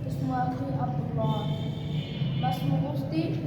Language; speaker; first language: Arabic; non-native, learner; Bangla